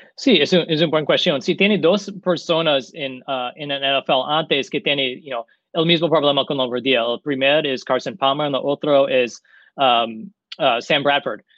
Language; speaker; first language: Spanish; non-native, learner; English